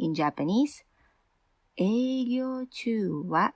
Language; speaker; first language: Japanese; non-native, fluent; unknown